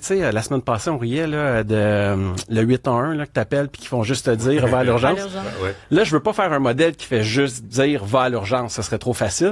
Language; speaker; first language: French; native; French